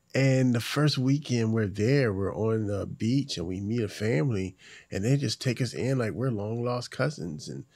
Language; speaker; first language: English; native; English